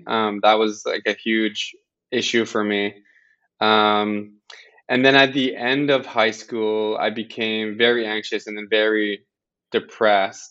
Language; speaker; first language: English; native; English